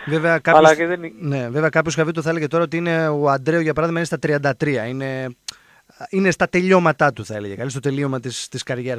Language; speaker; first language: Greek; native; Greek